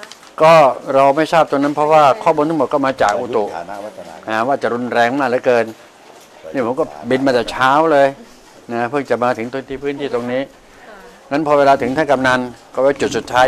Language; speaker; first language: Thai; native; Thai